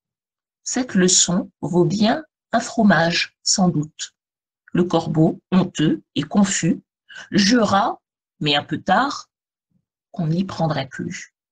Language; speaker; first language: French; native; French